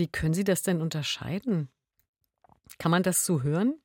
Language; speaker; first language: German; native; German